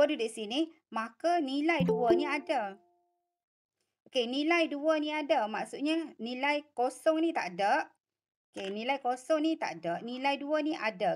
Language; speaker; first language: Malay; native; Malay